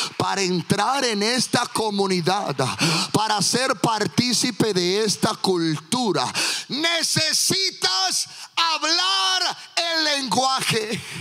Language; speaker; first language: Spanish; early bilingual, heritage; Spanish